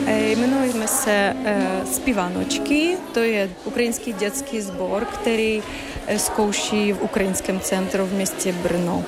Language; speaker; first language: Czech; non-native, fluent; Ukrainian